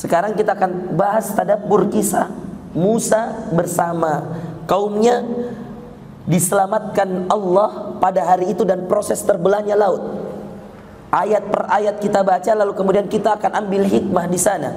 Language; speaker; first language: Indonesian; native; Indonesian